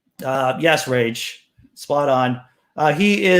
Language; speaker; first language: English; native; English